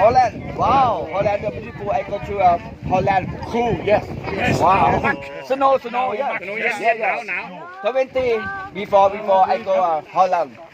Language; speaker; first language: English; non-native, learner; Thai